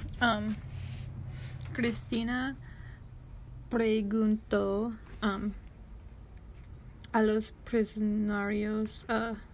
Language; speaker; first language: Spanish; non-native, learner; English